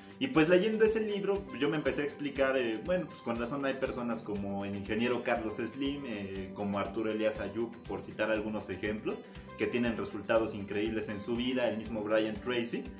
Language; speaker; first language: Spanish; native; Spanish